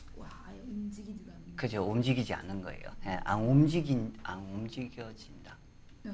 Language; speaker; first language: Korean; non-native, fluent; Chinese